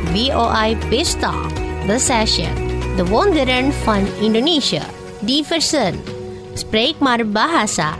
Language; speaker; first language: Dutch; non-native, learner; Indonesian